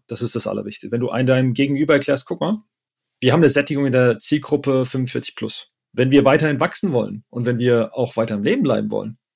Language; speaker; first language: German; early bilingual, other home language; Arabic